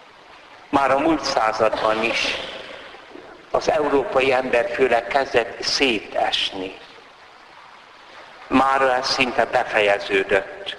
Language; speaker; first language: Hungarian; native; Hungarian